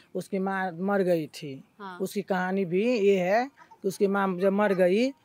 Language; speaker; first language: Hindi; native; Hindi